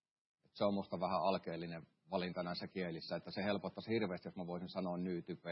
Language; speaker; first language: Finnish; native; Finnish